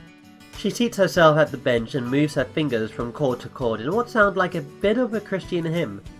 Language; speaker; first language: English; native; English